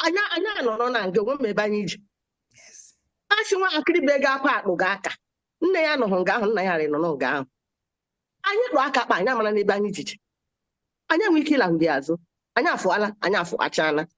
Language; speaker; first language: Igbo; native; Igbo